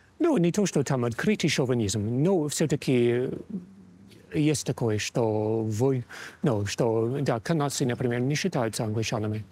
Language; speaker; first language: Russian; non-native, fluent; English